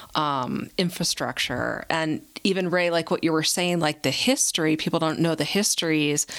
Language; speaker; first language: English; native; English